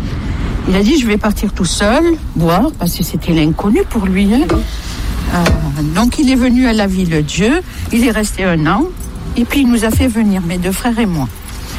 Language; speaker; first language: French; native; French